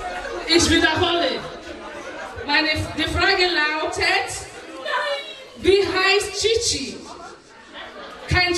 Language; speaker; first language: German; non-native, fluent; Igbo